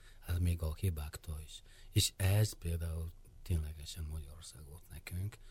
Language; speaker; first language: Hungarian; non-native, fluent; Mongolian